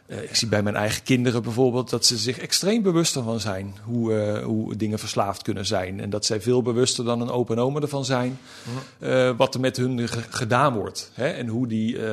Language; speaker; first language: Dutch; native; Dutch